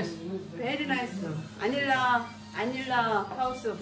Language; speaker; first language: English; non-native, learner; Korean